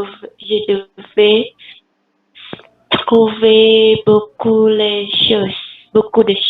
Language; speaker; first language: French; non-native, learner; Indonesian